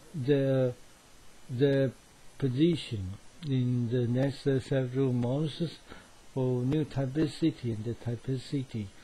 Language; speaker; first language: English; non-native, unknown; Chinese